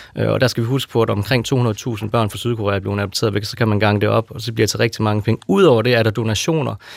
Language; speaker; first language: Danish; native; Danish